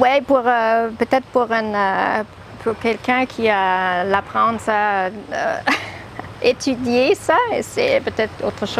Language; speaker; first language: French; non-native, learner; German